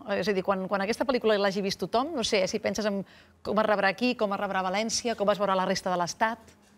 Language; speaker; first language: Catalan; native; Catalan